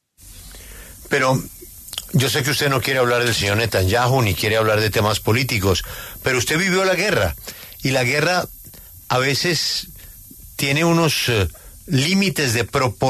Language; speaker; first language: Spanish; native; Spanish